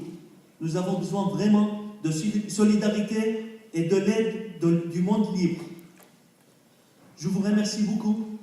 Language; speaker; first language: French; non-native, fluent; Arabic